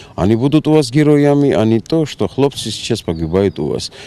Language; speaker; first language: Russian; non-native, local second language; Georgian